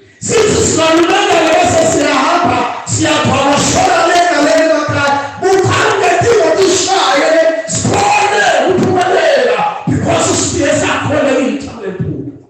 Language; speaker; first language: Zulu; non-native, local second language; Swati